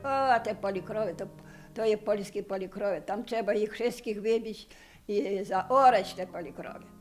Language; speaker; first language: Polish; non-native, local second language; Ukrainian